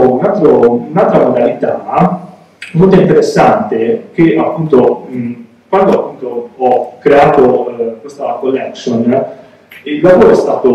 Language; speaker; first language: Italian; native; Italian